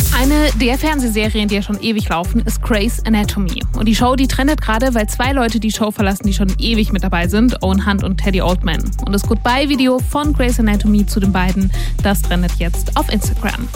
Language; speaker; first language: German; native; German